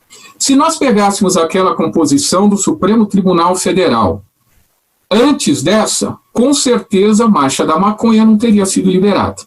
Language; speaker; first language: Portuguese; native; Portuguese